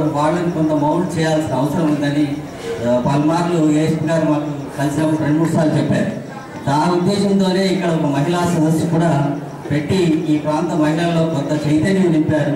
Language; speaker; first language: Telugu; native; Telugu